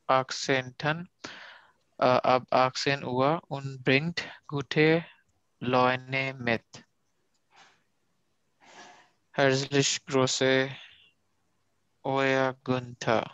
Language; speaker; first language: German; non-native, learner; Urdu